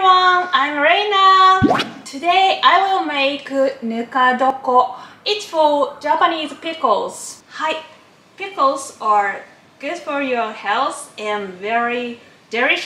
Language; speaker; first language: English; non-native, learner; Japanese